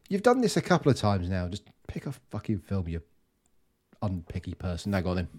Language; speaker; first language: English; native; English